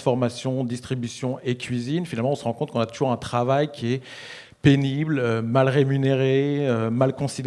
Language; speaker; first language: French; native; French